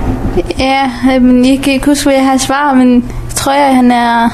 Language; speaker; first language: Danish; early bilingual, other home language; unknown